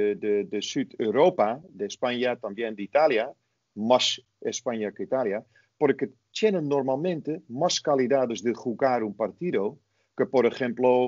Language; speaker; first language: Spanish; non-native, fluent; Dutch